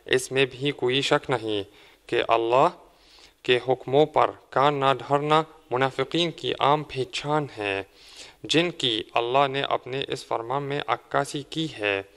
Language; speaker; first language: Urdu; non-native, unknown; Arabic